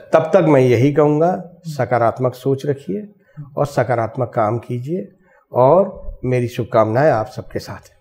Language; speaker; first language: Hindi; non-native, local second language; Bangla